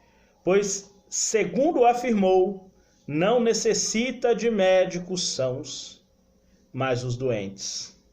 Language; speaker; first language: Portuguese; native; Portuguese